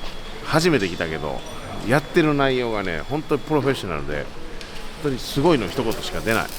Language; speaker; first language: Japanese; native; Japanese